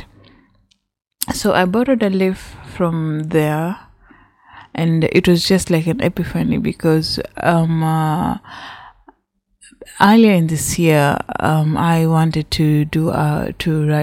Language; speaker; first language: English; non-native, local second language; Swahili